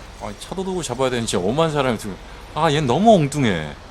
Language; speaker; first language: Korean; native; Korean